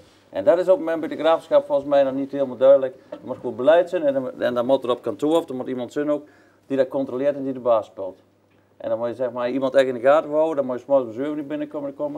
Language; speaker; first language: Dutch; native; Dutch